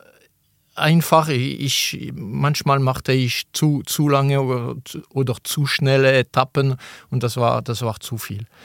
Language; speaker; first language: German; non-native, local second language; French